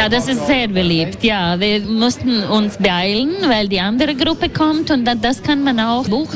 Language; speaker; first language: German; non-native, learner; Latvian